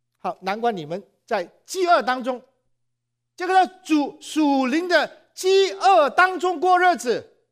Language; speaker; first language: Chinese; non-native, local second language; Cantonese